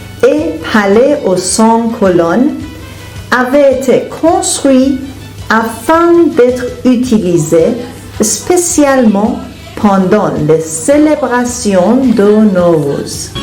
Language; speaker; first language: French; non-native, fluent; Persian